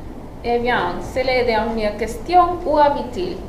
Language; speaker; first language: French; non-native, learner; Spanish